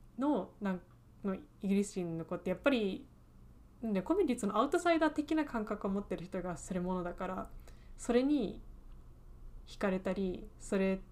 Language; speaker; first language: Japanese; early bilingual, heritage; Japanese